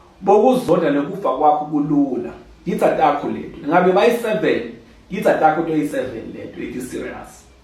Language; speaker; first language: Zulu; non-native, local second language; Swati